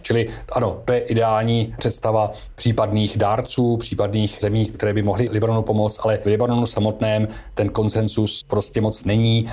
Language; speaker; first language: Czech; native; Czech